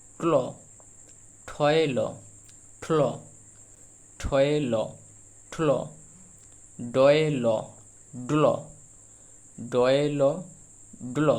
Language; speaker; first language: Bangla; native; Bangla